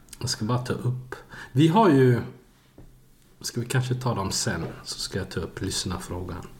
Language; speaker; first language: Swedish; early bilingual, other home language; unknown